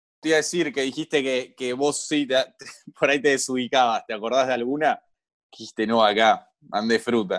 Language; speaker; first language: Spanish; native; Spanish